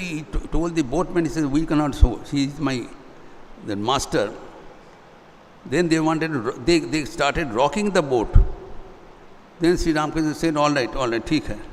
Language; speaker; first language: English; non-native, local second language; Hindi